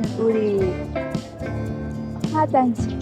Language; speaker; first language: Korean; non-native, learner; Thai